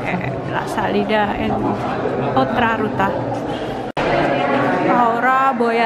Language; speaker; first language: Spanish; non-native, learner; Indonesian